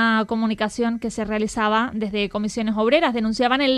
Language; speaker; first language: Spanish; native; Spanish